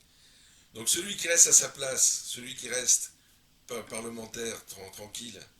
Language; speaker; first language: French; native; French